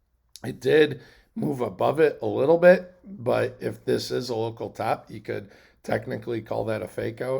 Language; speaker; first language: English; native; English